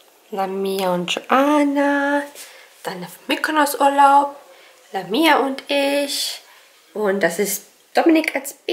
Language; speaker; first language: German; native; German